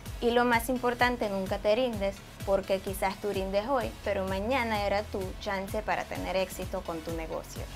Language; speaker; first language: Spanish; non-native, fluent; Russian